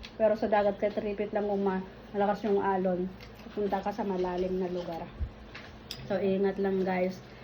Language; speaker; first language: Filipino; non-native, local second language; Iloko